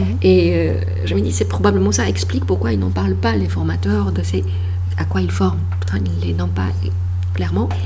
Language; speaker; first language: French; non-native, fluent; Polish